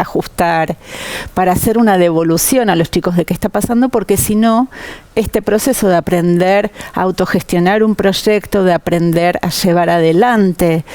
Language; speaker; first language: Spanish; native; Spanish